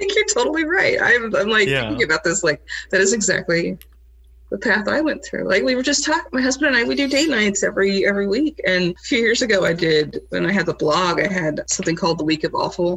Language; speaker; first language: English; native; English